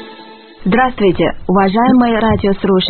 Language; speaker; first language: Russian; non-native, fluent; Chinese